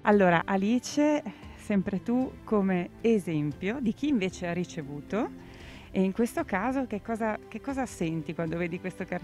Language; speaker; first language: Italian; native; Italian